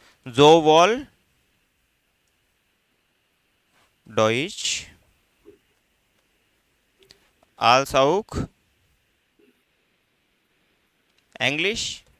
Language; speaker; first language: German; non-native, fluent; Hindi